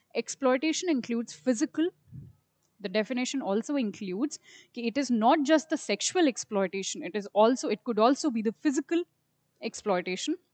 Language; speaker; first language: English; non-native, local second language; Hindi